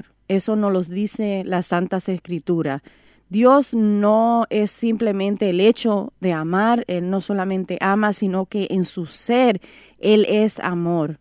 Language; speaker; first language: Spanish; native; Spanish